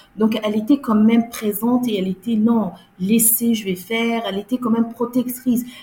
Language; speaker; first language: French; non-native, local second language; Arabic